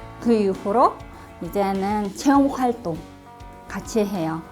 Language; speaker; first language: Korean; non-native, fluent; Russian